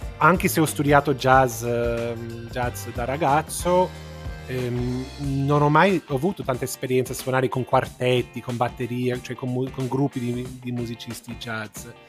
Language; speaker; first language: Italian; early bilingual, heritage; English